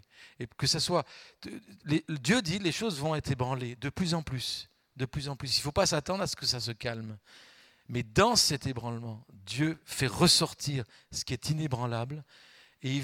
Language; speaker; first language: French; native; French